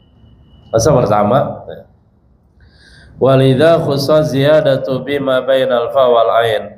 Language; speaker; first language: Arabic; non-native, fluent; Indonesian